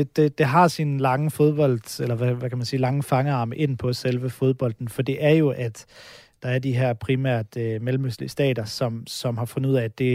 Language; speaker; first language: Danish; native; Danish